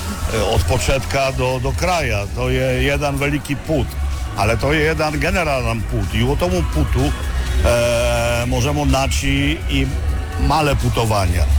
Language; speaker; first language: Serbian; non-native, fluent; Polish